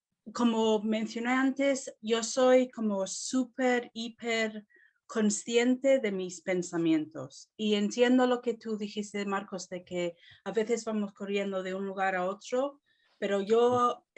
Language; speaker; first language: Spanish; non-native, fluent; English